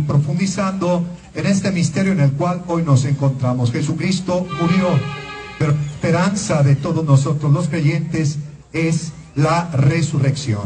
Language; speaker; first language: Spanish; native; Spanish